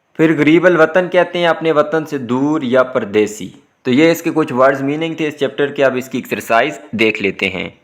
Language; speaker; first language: Urdu; native; Urdu